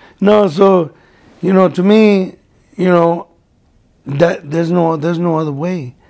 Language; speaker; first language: English; early bilingual, other home language; Spanish